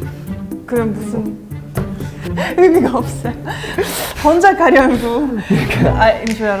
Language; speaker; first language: Korean; non-native, fluent; Russian